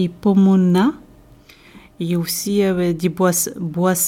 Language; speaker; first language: French; non-native, learner; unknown